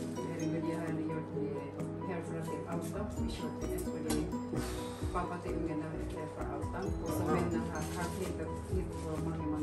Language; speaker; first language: Swedish; non-native, learner; Filipino